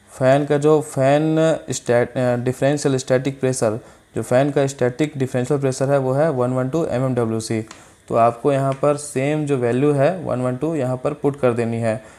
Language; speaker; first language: Hindi; native; Hindi